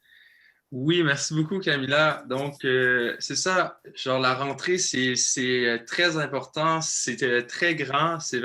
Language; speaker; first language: French; native; French